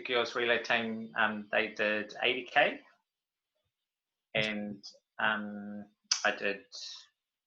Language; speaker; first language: English; native; English